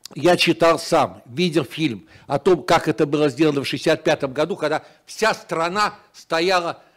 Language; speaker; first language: Russian; native; Russian